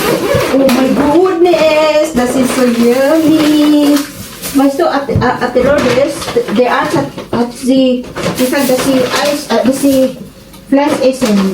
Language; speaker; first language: German; non-native, learner; Filipino